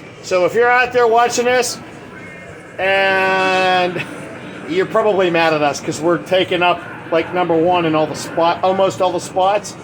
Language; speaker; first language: English; native; English